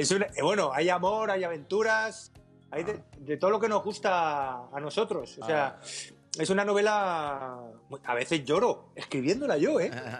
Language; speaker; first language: Spanish; native; Spanish